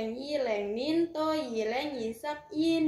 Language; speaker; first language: Cantonese; non-native, learner; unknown